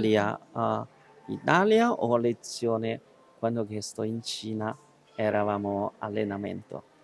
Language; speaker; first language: Italian; non-native, learner; Chinese